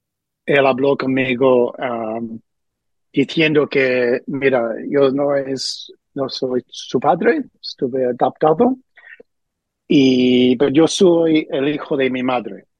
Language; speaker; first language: Spanish; early bilingual, heritage; Spanish